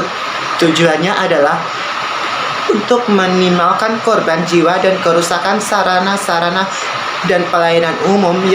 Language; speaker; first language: Indonesian; native; Indonesian